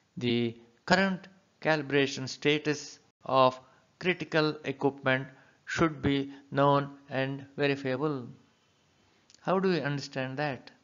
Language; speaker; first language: English; non-native, local second language; Telugu